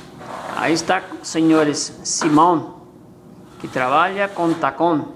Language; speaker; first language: Spanish; non-native, fluent; Portuguese